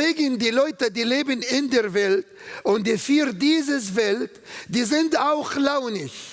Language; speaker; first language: German; non-native, learner; Arabic